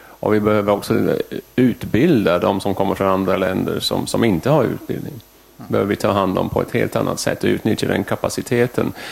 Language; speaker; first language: Swedish; native; Swedish